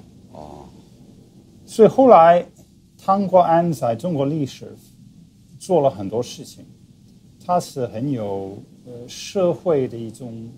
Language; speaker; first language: Chinese; non-native, fluent; English